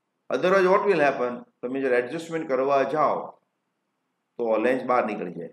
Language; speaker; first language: English; non-native, local second language; Gujarati